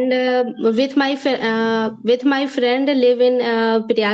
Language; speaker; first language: English; non-native, learner; Hindi